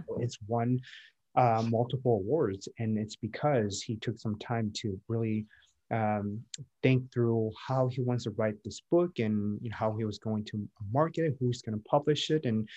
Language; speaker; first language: English; native; English